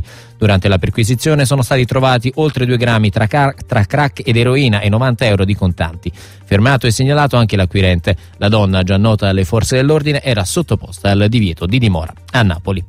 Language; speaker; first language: Italian; native; Italian